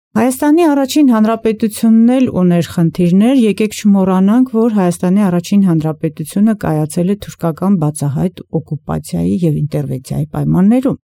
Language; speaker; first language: Armenian; native; Armenian